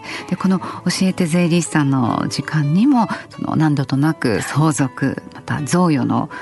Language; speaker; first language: Japanese; native; Japanese